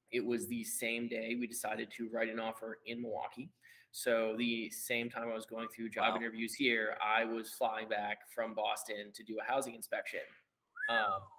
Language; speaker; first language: English; native; English